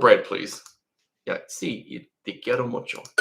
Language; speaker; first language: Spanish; non-native, learner; English